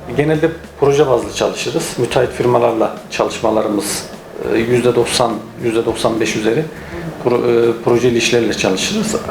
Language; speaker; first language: Turkish; native; Turkish